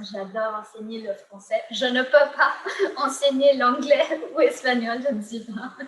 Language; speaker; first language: French; non-native, fluent; Gujarati